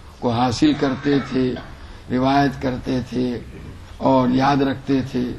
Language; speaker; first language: Urdu; non-native, local second language; Gujarati